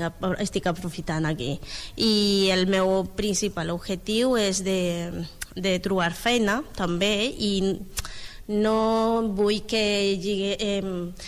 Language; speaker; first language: Catalan; non-native, learner; Spanish